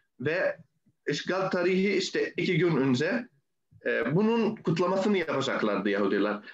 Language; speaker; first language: Turkish; non-native, fluent; Arabic